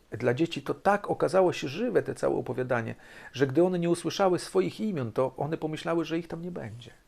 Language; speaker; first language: Polish; early bilingual, heritage; Polish